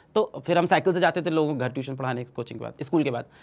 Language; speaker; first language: Hindi; native; Hindi